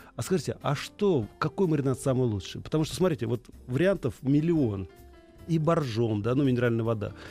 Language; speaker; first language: Russian; native; Russian